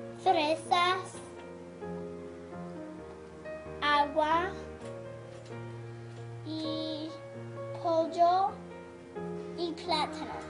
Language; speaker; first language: Spanish; non-native, learner; English